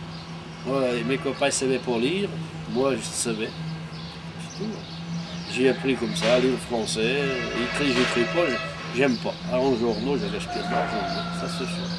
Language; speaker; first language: French; non-native, fluent; Portuguese